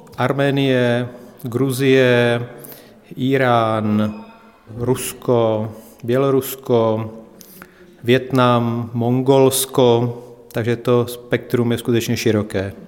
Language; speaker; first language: Czech; native; Czech